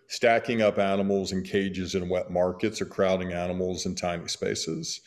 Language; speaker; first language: English; native; English